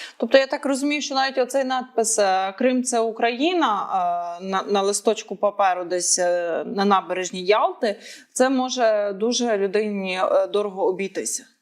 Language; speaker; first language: Ukrainian; native; Ukrainian